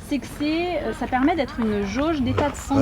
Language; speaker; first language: French; native; French